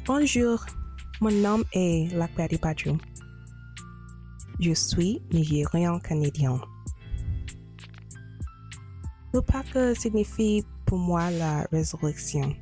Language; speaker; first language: French; non-native, learner; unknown